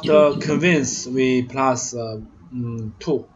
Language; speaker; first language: English; non-native, learner; Vietnamese